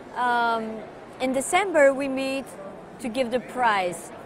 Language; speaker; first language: English; non-native, fluent; Portuguese